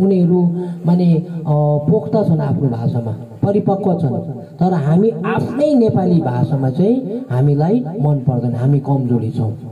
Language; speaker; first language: Nepali; native; Nepali